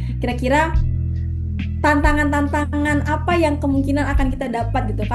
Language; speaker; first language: Indonesian; native; Indonesian